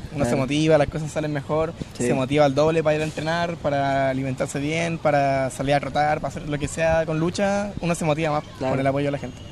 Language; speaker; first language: Spanish; native; Spanish